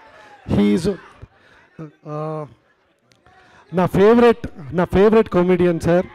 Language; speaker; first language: Telugu; non-native, learner; Kannada